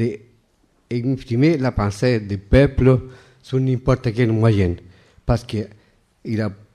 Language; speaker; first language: French; non-native, fluent; Spanish